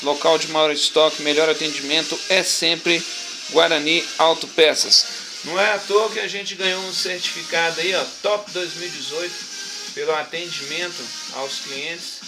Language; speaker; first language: Portuguese; native; Portuguese